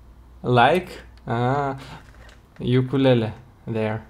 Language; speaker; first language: English; non-native, learner; Russian